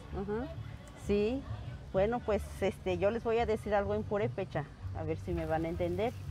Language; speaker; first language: Spanish; non-native, local second language; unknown